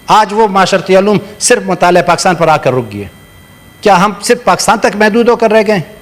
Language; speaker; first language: Urdu; non-native, local second language; Pashto